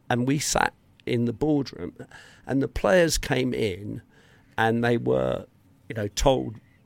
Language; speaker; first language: English; native; English